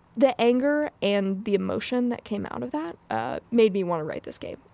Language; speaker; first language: English; native; English